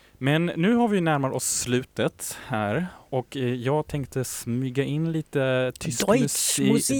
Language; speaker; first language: Swedish; native; Swedish